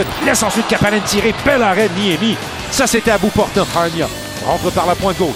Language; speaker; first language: French; native; French